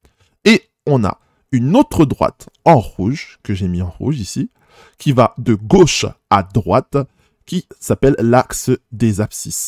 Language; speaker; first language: French; native; French